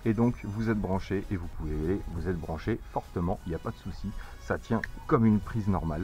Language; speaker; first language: French; native; French